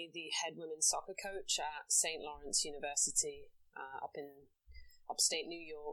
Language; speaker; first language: English; native; English